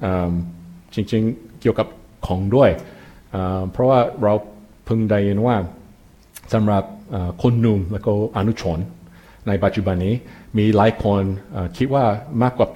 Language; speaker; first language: Thai; non-native, fluent; English